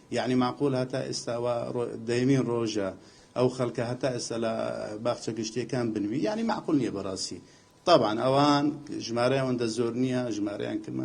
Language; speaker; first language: Central Kurdish; non-native, local second language; Assyrian Neo-Aramaic